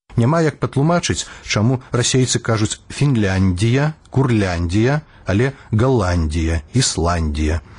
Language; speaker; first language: Belarusian; native; Belarusian